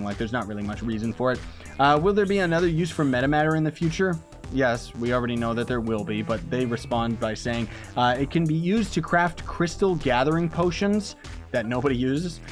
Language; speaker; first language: English; native; English